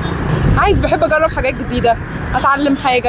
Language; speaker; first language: Arabic; native; Arabic